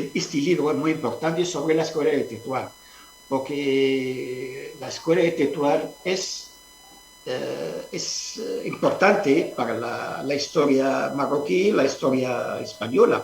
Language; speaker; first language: Spanish; non-native, fluent; Arabic